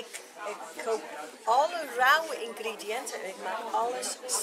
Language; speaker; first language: Dutch; non-native, fluent; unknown